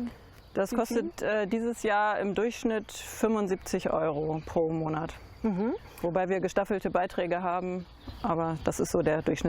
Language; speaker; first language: German; native; German